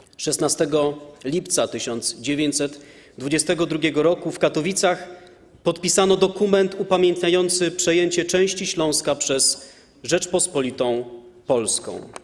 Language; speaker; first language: Polish; native; Polish